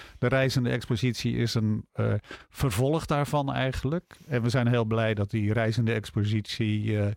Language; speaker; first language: Dutch; native; Dutch